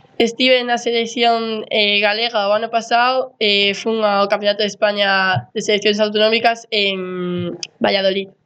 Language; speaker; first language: Galician; non-native, local second language; Spanish